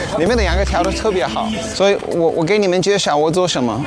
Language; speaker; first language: Chinese; non-native, learner; English